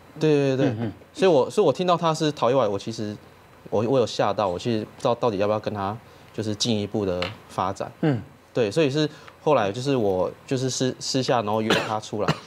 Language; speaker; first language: Chinese; native; Chinese